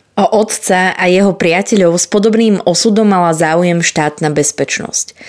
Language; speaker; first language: Slovak; native; Slovak